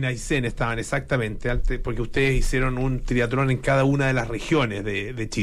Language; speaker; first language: Spanish; native; Spanish